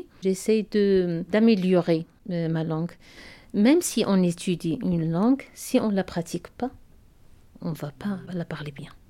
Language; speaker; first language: French; non-native, learner; Arabic